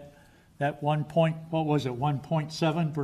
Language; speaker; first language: English; native; English